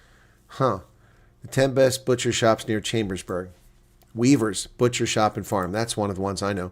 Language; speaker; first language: English; native; English